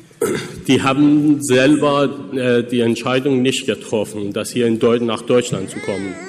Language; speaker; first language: German; non-native, fluent; Persian